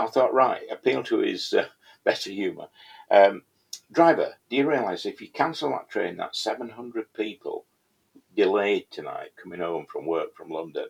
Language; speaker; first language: English; native; English